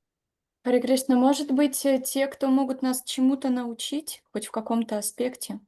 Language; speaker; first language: Russian; native; Russian